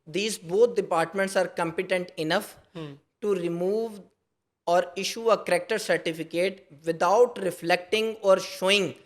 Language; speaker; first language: English; non-native, local second language; Urdu